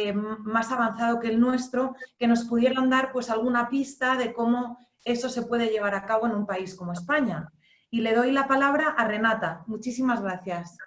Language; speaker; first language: Spanish; native; Spanish